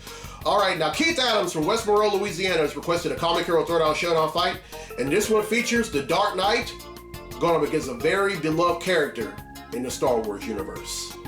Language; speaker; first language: English; native; English